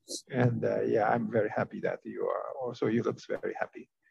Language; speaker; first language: English; non-native, fluent; Japanese